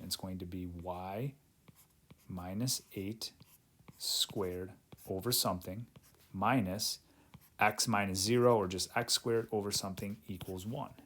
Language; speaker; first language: English; native; English